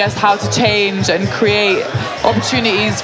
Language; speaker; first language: English; native; English